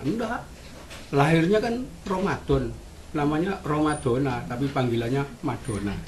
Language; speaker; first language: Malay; non-native, local second language; Javanese